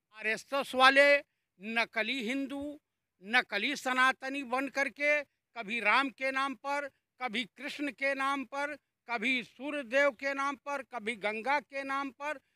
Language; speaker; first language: Hindi; native; Hindi